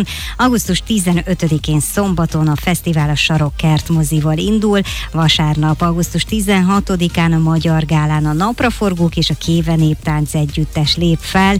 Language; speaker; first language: Hungarian; native; Hungarian